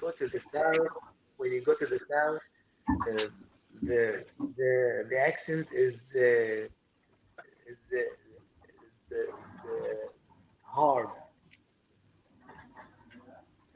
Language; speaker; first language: English; non-native, learner; Arabic